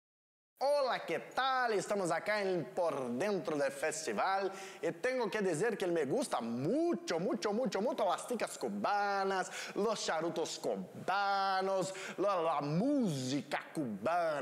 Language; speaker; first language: Spanish; non-native, learner; Portuguese